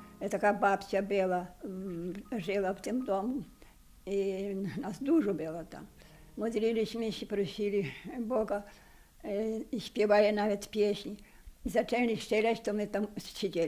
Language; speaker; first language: Polish; non-native, local second language; Ukrainian